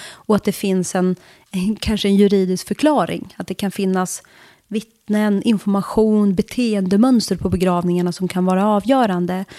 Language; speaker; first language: Swedish; early bilingual, other home language; Kurdish